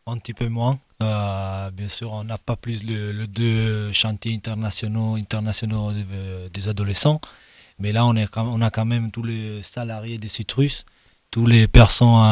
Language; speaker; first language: French; non-native, fluent; Italian